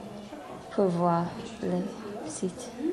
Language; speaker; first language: French; non-native, learner; English